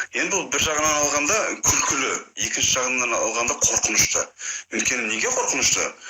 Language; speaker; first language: Kazakh; non-native, fluent; Turkish